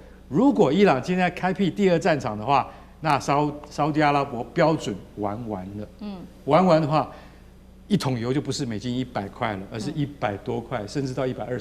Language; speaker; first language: Chinese; native; Chinese